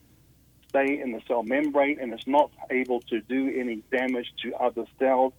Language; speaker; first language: English; native; English